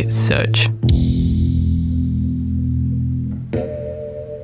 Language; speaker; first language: English; native; English